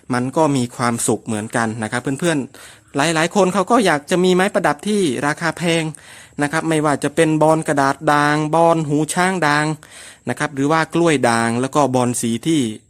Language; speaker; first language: Thai; non-native, local second language; Northern Khmer